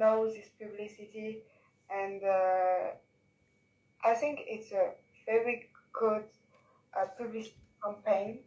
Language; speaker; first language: English; non-native, learner; French